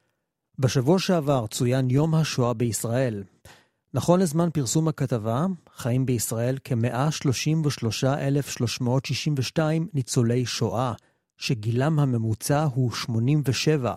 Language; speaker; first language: Hebrew; native; Hebrew